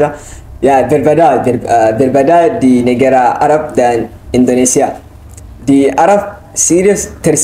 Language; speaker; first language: Indonesian; non-native, learner; Hausa